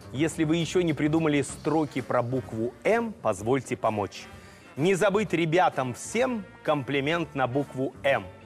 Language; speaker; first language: Russian; native; Russian